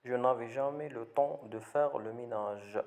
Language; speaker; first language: French; non-native, learner; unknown